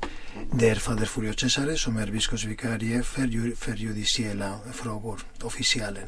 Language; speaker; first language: Swedish; non-native, fluent; Spanish